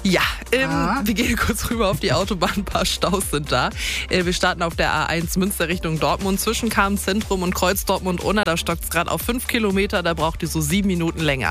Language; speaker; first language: German; native; German